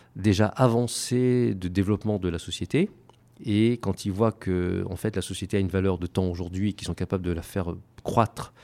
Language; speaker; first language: French; native; French